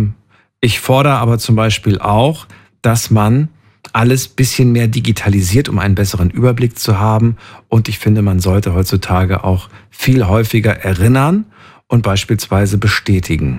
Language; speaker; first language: German; native; German